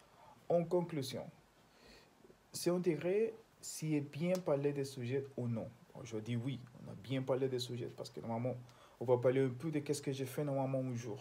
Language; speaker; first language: French; non-native, learner; Spanish